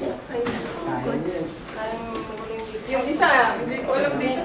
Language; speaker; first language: Chinese; non-native, learner; English